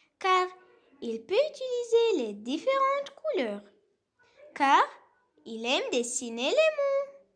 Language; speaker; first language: French; non-native, local second language; Arabic